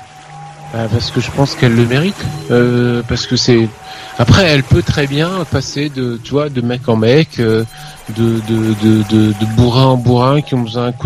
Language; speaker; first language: French; native; French